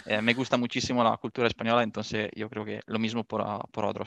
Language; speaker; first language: Spanish; non-native, learner; Italian